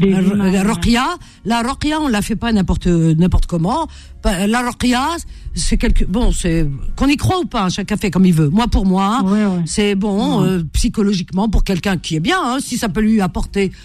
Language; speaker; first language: French; native; French